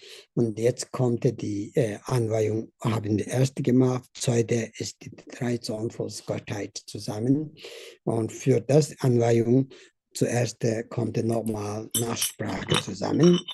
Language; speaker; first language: German; non-native, learner; Tibetan